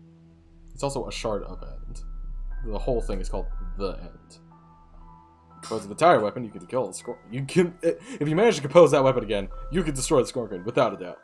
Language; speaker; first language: English; native; English